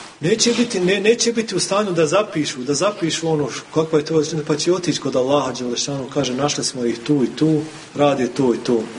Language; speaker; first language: Bosnian; native; Bosnian